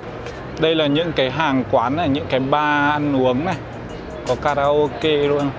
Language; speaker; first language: Vietnamese; native; Vietnamese